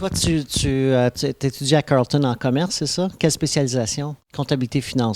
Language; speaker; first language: French; native; French